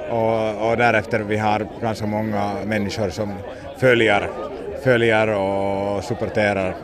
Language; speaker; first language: Swedish; non-native, local second language; Finnish